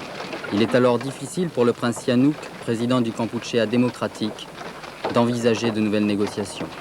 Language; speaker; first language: French; native; French